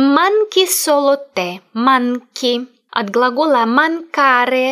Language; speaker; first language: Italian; non-native, fluent; Russian